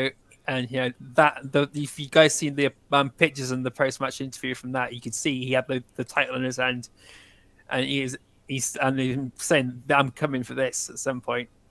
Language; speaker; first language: English; native; English